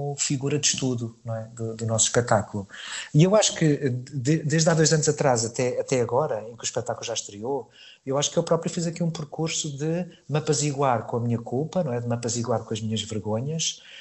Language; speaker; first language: Portuguese; native; Portuguese